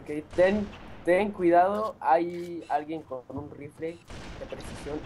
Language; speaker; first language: Spanish; native; Spanish